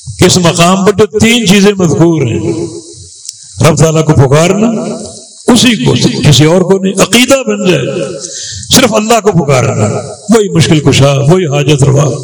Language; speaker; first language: Urdu; native; Urdu